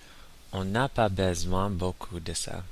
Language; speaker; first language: French; non-native, learner; English